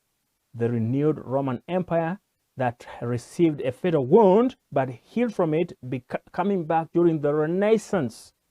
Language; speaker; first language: English; non-native, local second language; Kikuyu